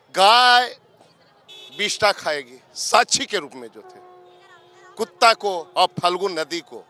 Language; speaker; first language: Hindi; native; Hindi